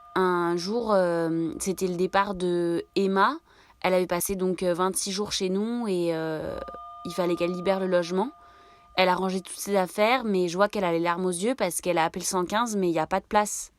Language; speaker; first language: French; native; French